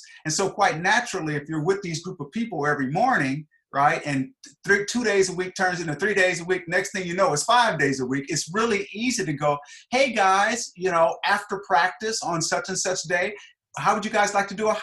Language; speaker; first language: English; native; English